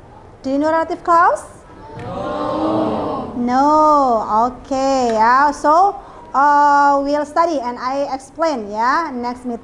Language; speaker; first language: English; non-native, fluent; Indonesian